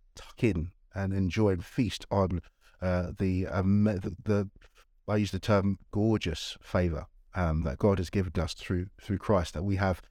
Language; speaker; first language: English; native; English